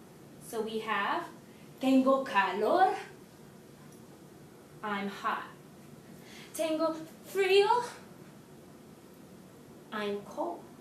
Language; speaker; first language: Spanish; non-native, fluent; English